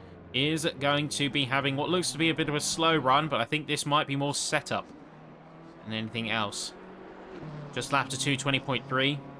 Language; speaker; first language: English; native; English